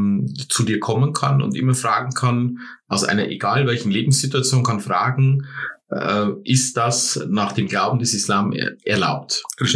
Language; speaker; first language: German; native; German